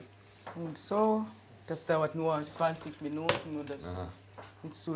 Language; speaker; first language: German; non-native, learner; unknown